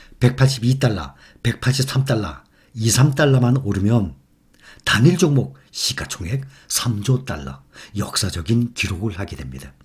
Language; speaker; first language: Korean; native; Korean